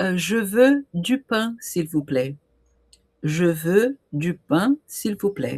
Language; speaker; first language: French; non-native, fluent; Portuguese